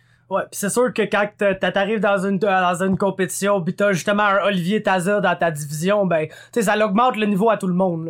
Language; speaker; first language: French; native; French